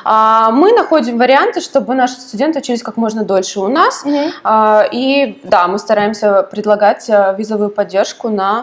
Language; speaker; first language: Russian; native; Russian